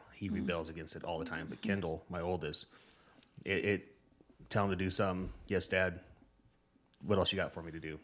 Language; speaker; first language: English; native; English